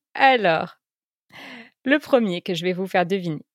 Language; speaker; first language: French; native; French